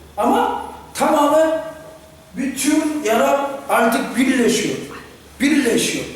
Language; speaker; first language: Turkish; non-native, fluent; Korean